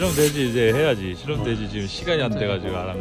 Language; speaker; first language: Korean; native; Korean